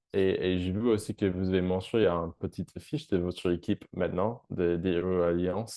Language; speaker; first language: French; non-native, fluent; English